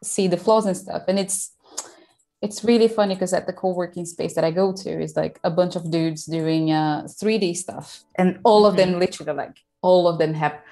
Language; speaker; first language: English; non-native, fluent; Portuguese